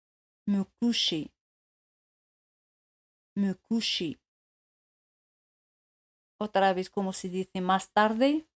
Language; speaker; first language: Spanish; non-native, fluent; French